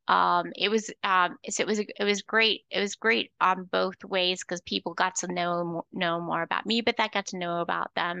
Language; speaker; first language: English; native; English